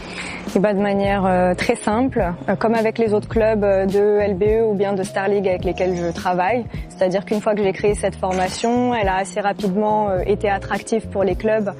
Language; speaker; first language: French; native; French